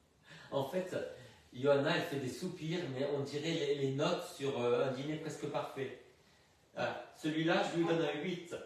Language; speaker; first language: French; native; French